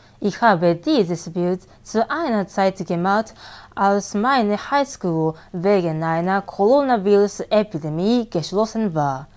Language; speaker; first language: German; non-native, learner; Japanese